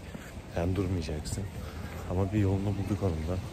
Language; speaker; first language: Turkish; native; Turkish